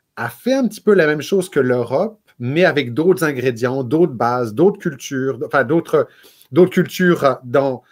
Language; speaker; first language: French; native; French